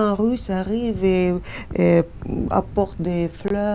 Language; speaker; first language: French; non-native, fluent; Russian